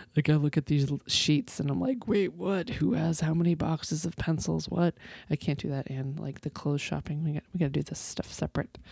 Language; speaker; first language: English; native; English